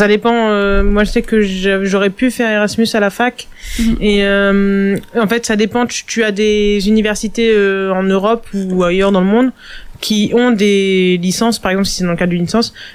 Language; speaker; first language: French; native; French